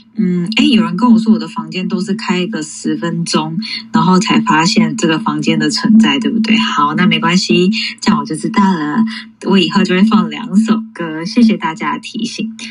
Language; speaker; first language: Chinese; early bilingual, heritage; English